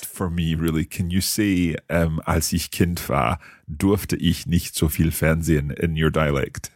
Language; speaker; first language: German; non-native, learner; English